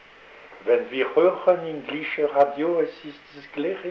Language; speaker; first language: German; non-native, learner; French